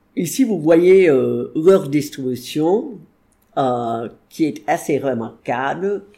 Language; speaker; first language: French; non-native, fluent; English